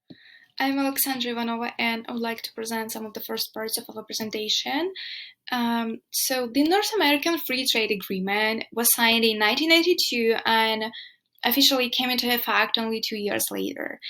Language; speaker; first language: English; non-native, fluent; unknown